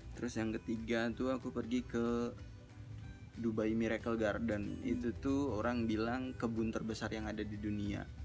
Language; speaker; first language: Indonesian; early bilingual, heritage; Indonesian